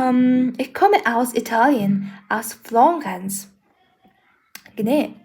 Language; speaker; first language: German; non-native, learner; Mongolian